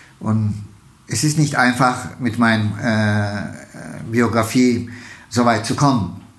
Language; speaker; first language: German; non-native, fluent; Turkish